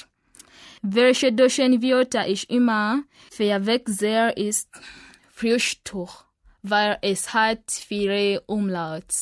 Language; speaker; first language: German; non-native, learner; Ganda